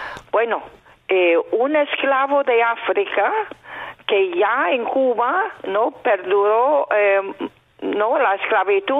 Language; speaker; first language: Spanish; non-native, fluent; Chinese